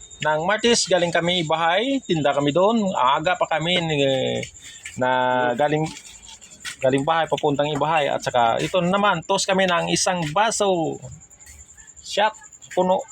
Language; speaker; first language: Filipino; non-native, local second language; Aklanon